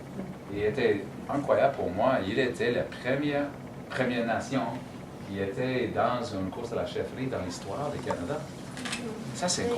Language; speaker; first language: French; non-native, learner; English